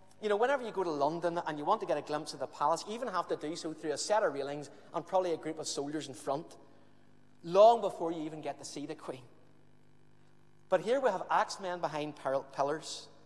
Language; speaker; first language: English; native; English